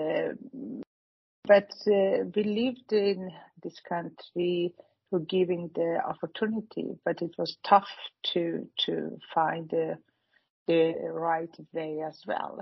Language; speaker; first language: English; non-native, fluent; Persian